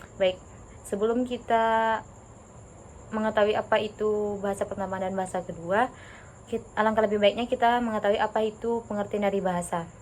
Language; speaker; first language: Indonesian; non-native, local second language; Minangkabau